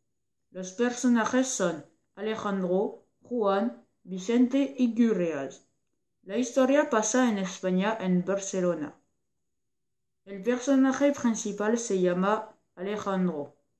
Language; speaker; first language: Spanish; non-native, learner; French